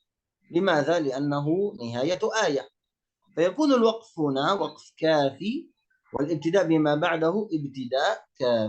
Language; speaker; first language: Arabic; native; Arabic